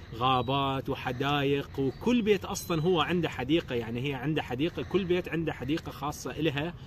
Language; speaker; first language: Arabic; non-native, local second language; Azerbaijani